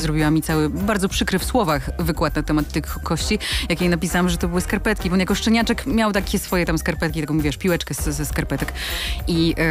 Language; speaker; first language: Polish; native; Polish